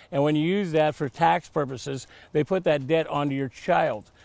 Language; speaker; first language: English; native; English